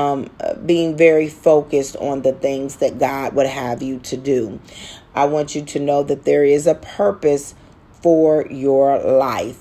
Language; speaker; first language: English; native; English